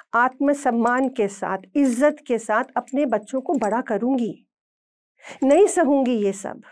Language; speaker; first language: Hindi; native; Hindi